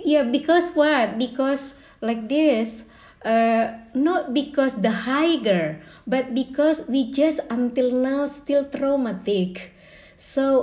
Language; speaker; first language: English; non-native, learner; Indonesian